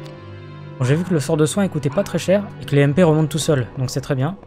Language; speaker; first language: French; native; French